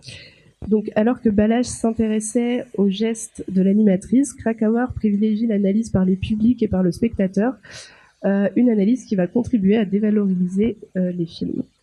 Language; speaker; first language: French; native; French